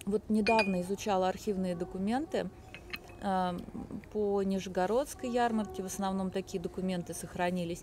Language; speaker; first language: Russian; native; Russian